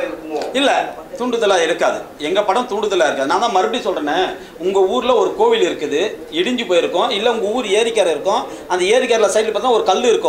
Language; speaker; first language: Tamil; native; Tamil